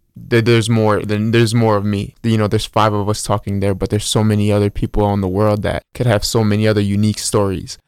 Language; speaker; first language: English; early bilingual, other home language; Spanish